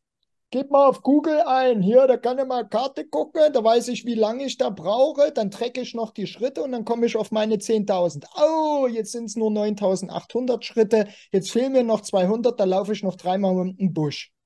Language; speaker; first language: German; native; German